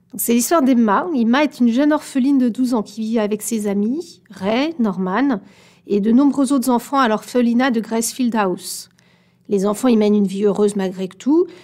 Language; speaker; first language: French; native; French